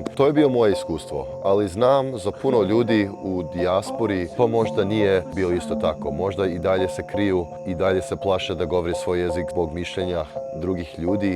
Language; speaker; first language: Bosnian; early bilingual, heritage; Serbian